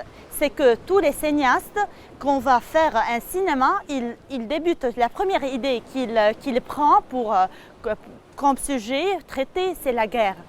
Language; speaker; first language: French; non-native, local second language; Arabic